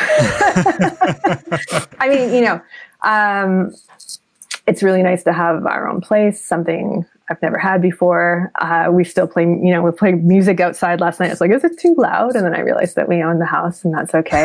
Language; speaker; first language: English; native; English